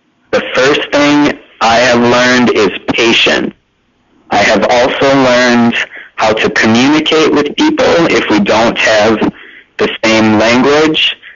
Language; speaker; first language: English; native; English